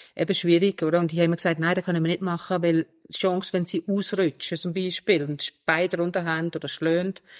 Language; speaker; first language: German; non-native, fluent; Danish